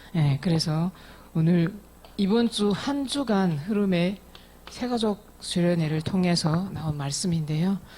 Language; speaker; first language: Korean; native; Korean